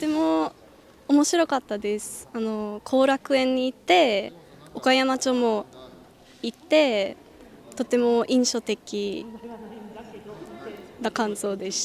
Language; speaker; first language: Japanese; non-native, fluent; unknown